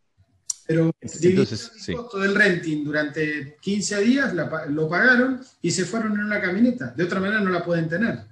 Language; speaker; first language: Spanish; native; Spanish